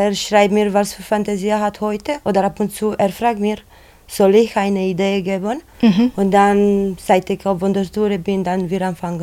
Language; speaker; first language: German; non-native, learner; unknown